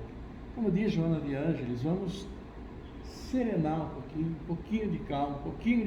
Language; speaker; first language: Portuguese; native; Portuguese